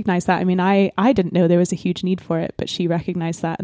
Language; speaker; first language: English; native; English